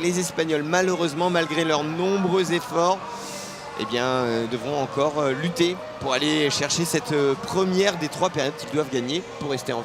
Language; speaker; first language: French; native; French